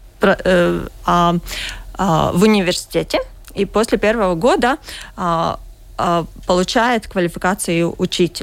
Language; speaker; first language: Russian; non-native, learner; Latvian